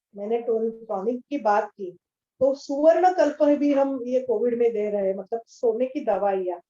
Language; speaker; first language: Hindi; non-native, local second language; Marathi